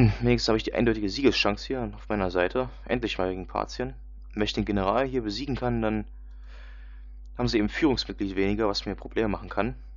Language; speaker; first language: German; native; German